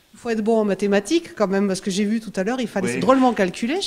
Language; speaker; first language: French; native; French